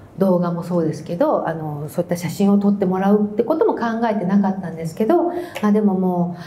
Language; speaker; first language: Japanese; native; Japanese